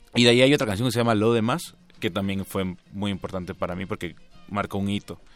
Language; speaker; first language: Spanish; native; Spanish